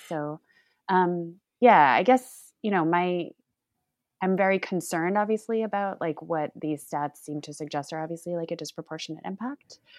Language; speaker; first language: English; native; English